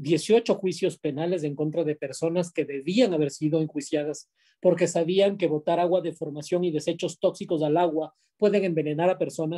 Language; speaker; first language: Spanish; native; Spanish